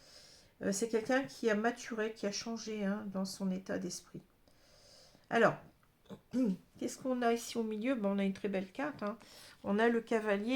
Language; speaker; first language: French; native; French